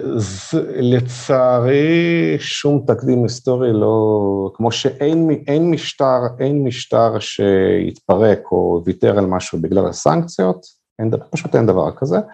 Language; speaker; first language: Hebrew; non-native, fluent; Russian